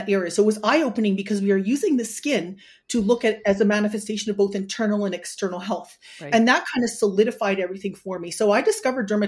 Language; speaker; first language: English; native; English